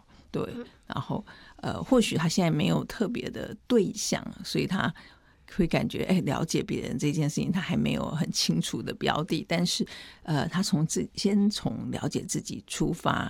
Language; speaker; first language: Chinese; native; Chinese